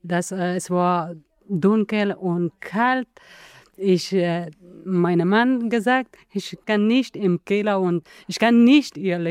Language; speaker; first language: German; non-native, learner; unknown